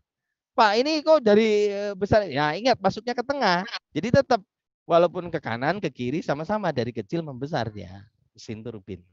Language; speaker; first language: Indonesian; native; Indonesian